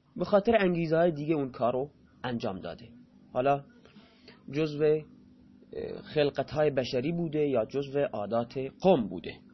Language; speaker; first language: Persian; non-native, local second language; Baluchi